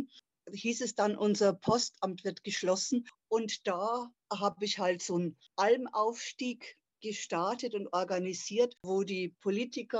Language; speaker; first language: German; native; German